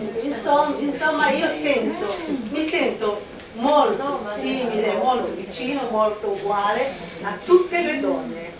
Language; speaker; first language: Italian; non-native, fluent; Somali